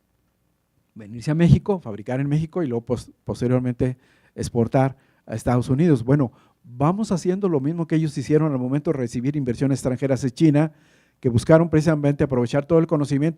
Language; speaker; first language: Spanish; native; Spanish